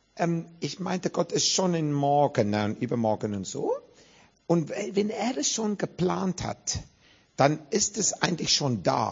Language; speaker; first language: German; non-native, fluent; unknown